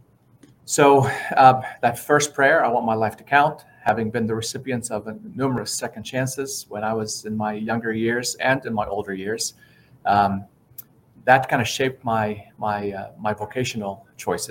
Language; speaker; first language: English; non-native, fluent; Arabic